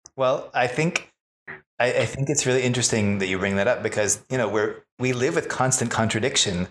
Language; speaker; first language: English; native; English